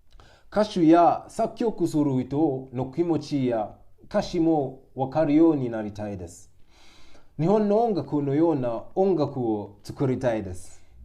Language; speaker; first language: Japanese; non-native, learner; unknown